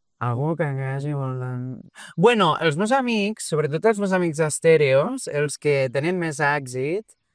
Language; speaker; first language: Catalan; early bilingual, other home language; Portuguese